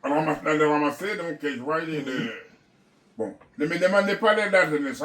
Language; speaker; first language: French; non-native, local second language; Kongo